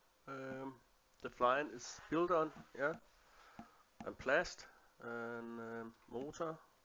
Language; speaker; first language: English; non-native, learner; Danish